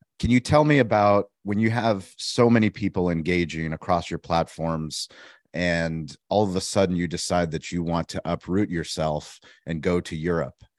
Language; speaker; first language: English; native; English